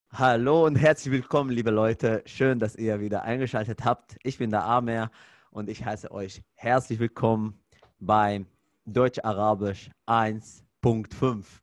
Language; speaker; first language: German; non-native, fluent; Arabic